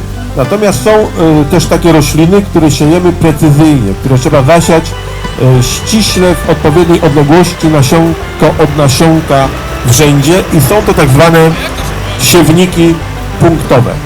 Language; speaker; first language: Polish; native; Polish